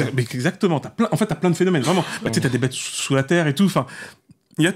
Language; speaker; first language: French; native; French